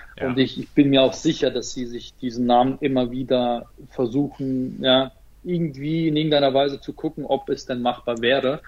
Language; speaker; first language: German; early bilingual, other home language; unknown